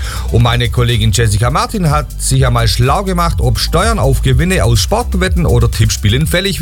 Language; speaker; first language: German; native; German